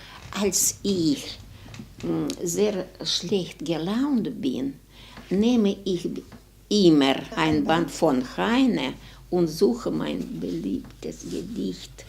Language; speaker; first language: German; non-native, learner; Ukrainian